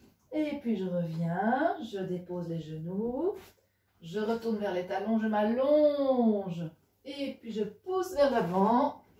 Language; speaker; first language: French; native; French